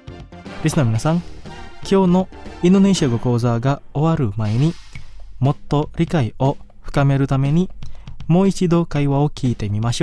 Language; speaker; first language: Japanese; non-native, fluent; Indonesian